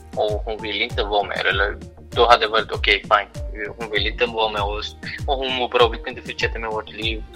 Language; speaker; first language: Swedish; non-native, fluent; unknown